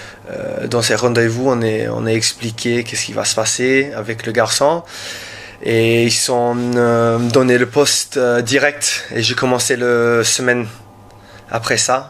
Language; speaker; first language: French; non-native, learner; English